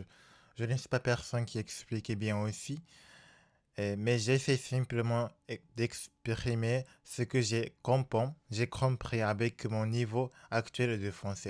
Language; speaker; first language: French; non-native, learner; Japanese